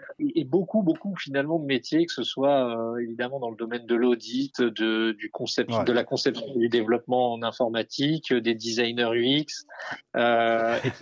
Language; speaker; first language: French; native; French